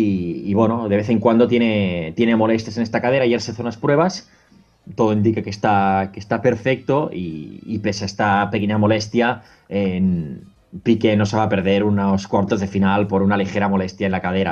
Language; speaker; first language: Spanish; native; Spanish